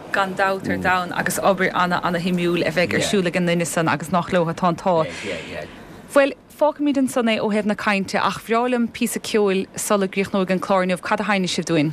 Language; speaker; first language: Irish; native; Irish